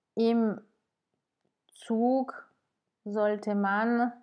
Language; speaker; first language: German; non-native, fluent; French